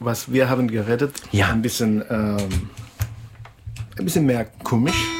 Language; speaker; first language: German; non-native, fluent; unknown